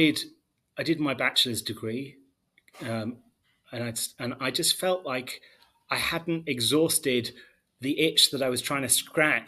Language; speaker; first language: English; native; English